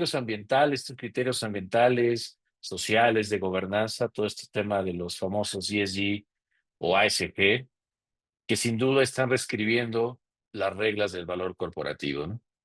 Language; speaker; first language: Spanish; native; Spanish